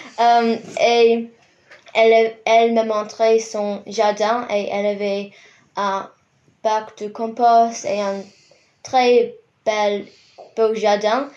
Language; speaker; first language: French; non-native, fluent; English